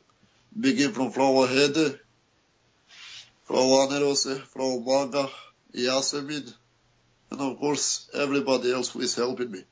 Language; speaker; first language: English; non-native, learner; Albanian